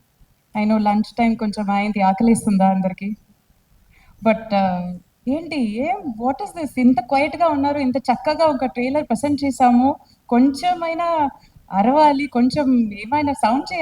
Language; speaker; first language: Telugu; non-native, fluent; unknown